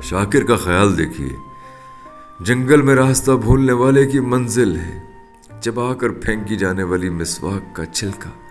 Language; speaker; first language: Urdu; non-native, local second language; Punjabi